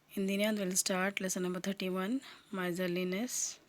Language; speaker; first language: English; non-native, local second language; Urdu